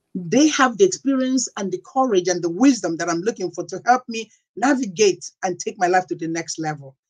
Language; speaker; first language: English; non-native, local second language; Igbo